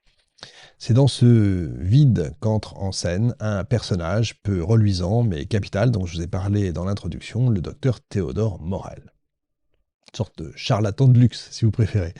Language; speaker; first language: French; native; French